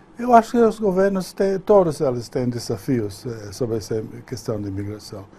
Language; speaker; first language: Portuguese; non-native, fluent; English